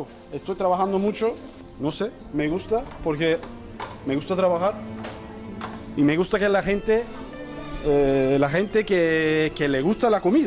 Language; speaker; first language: Spanish; non-native, learner; Turkish